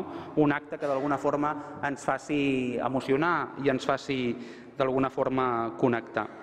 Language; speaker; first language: Catalan; native; Catalan